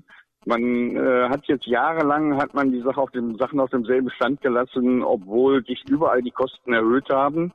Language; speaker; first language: German; native; German